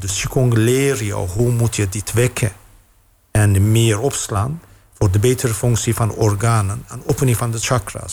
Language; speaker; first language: Dutch; non-native, fluent; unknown